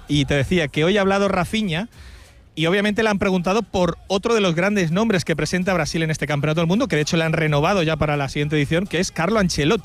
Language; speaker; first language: Spanish; native; Spanish